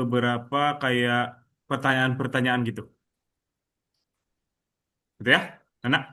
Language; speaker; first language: Indonesian; native; Indonesian